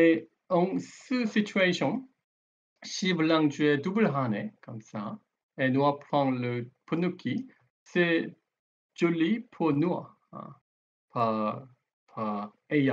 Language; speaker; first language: French; non-native, learner; Korean